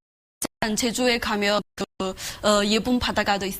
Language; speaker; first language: Korean; non-native, learner; Chinese